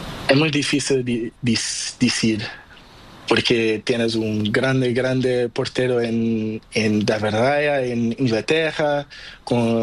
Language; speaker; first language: Spanish; non-native, learner; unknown